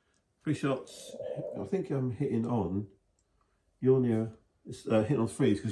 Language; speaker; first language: English; native; English